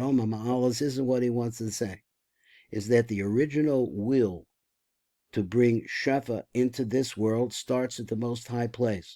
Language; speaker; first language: English; native; English